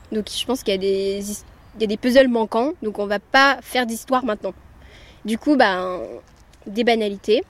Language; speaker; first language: French; early bilingual, other home language; Amharic